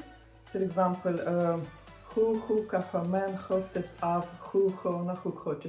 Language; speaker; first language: Swedish; non-native, fluent; Russian